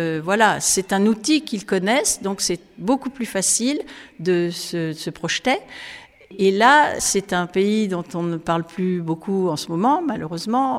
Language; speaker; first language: French; native; French